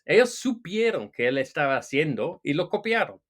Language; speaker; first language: Spanish; non-native, fluent; English